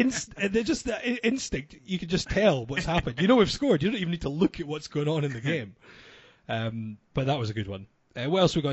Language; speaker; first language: English; native; English